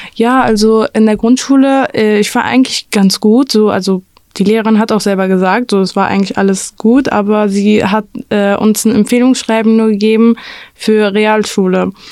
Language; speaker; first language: German; early bilingual, other home language; Arabic